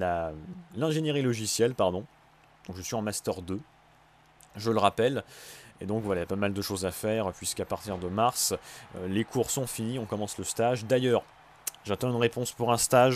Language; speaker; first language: French; native; French